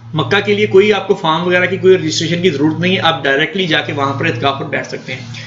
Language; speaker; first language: Hindi; non-native, local second language; Punjabi